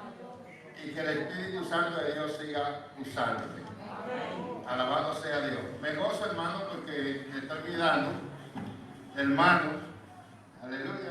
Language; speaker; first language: Spanish; native; Spanish